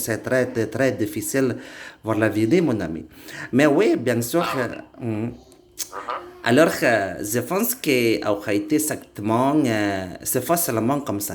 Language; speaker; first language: French; non-native, learner; Indonesian